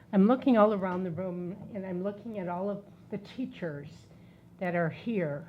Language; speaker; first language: English; native; English